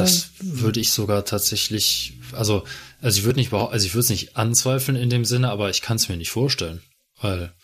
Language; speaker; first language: German; native; German